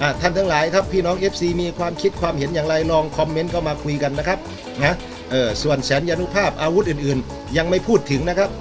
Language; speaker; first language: Thai; native; Thai